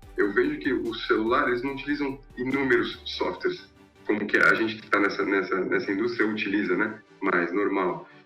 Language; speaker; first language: Portuguese; native; Portuguese